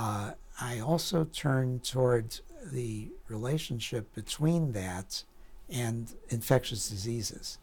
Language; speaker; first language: English; native; English